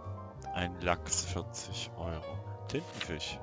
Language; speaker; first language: German; native; German